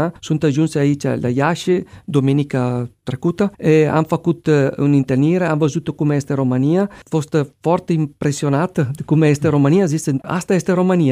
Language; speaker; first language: Romanian; non-native, learner; Italian